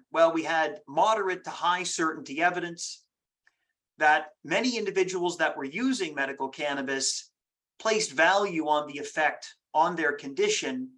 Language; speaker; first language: English; native; English